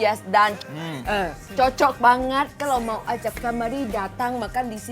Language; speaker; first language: Indonesian; non-native, fluent; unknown